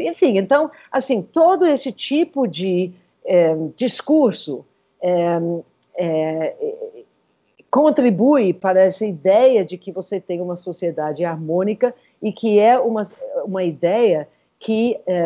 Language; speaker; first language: Portuguese; non-native, fluent; English